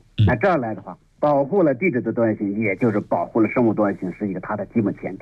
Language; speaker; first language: Chinese; native; Chinese